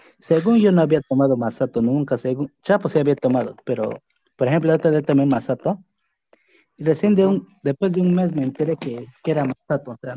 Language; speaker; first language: Spanish; native; Spanish